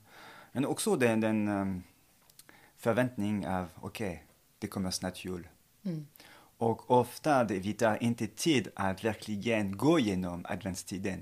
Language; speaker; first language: Swedish; non-native, fluent; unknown